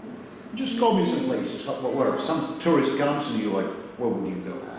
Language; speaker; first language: English; non-native, fluent; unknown